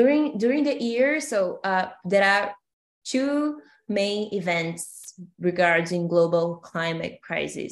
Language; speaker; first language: English; non-native, fluent; Portuguese